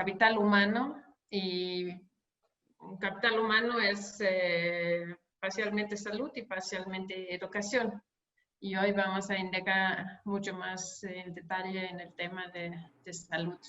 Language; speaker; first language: Spanish; non-native, fluent; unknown